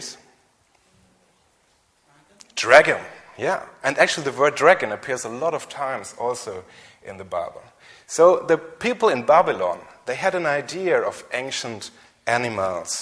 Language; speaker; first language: English; non-native, fluent; German